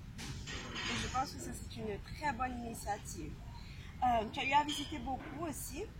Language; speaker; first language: French; non-native, local second language; Haitian Creole